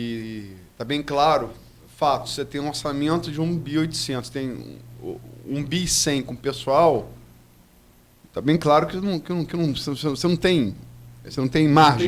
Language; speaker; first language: Portuguese; native; Portuguese